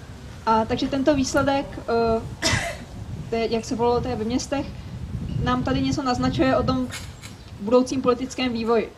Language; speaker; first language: Czech; native; Czech